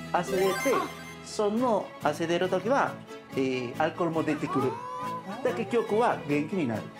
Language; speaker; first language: Japanese; non-native, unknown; Spanish